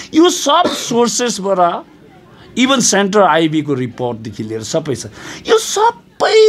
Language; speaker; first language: Nepali; native; Nepali